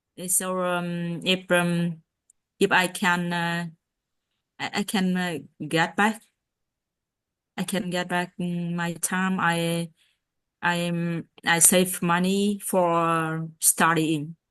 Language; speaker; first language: English; non-native, learner; Vietnamese